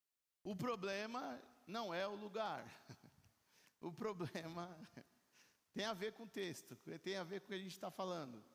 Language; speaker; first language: Portuguese; native; Portuguese